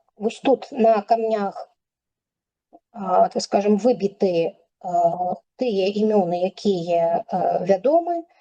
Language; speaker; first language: Belarusian; non-native, local second language; Russian